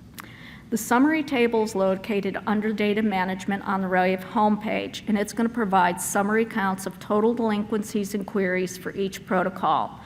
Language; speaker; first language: English; native; English